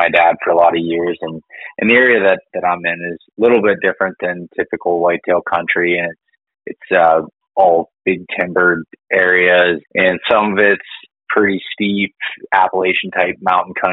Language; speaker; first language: English; native; English